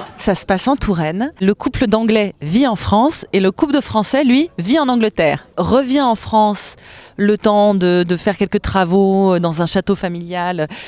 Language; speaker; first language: French; native; French